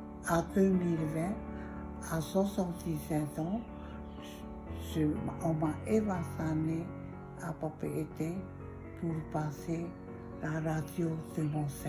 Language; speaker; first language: French; non-native, local second language; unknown